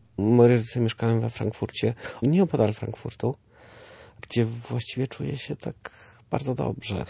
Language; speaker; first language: Polish; early bilingual, heritage; Polish